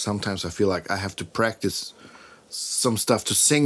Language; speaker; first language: English; non-native, fluent; Swedish